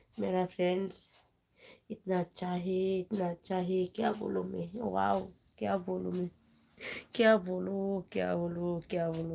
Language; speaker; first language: Hindi; non-native, local second language; Bangla